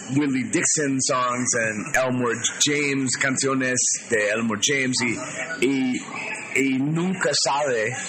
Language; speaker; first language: Spanish; non-native, learner; English